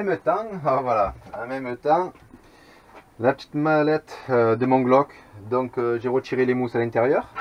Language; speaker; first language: French; native; French